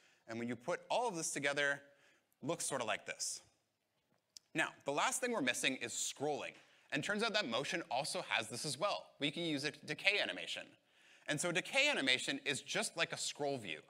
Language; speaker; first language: English; native; English